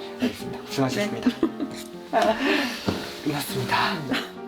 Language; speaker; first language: Korean; native; Korean